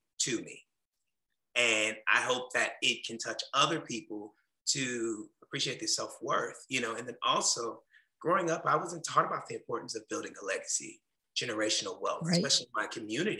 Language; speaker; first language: English; native; English